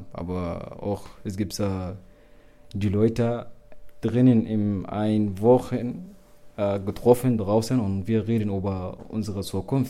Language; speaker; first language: German; non-native, learner; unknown